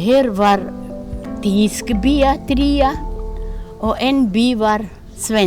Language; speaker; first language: Swedish; early bilingual, heritage; Swedish